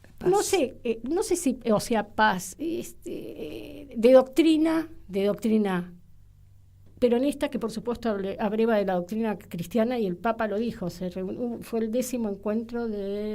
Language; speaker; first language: Spanish; native; Spanish